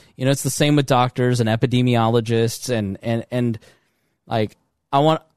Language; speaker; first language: English; native; English